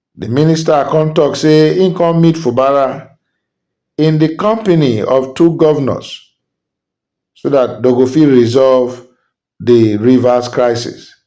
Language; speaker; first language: Nigerian Pidgin; non-native, local second language; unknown